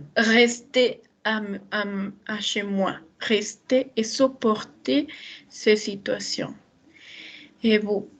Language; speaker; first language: French; non-native, learner; Spanish